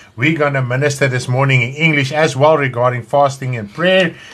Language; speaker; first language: English; non-native, local second language; Afrikaans